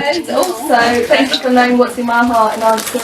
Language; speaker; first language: English; native; English